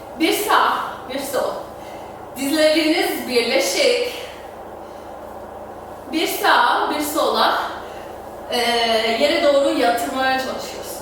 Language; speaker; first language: Turkish; non-native, fluent; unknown